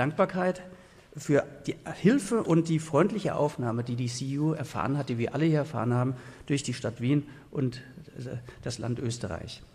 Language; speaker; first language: German; native; German